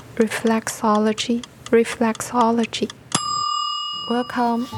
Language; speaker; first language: English; early bilingual, other home language; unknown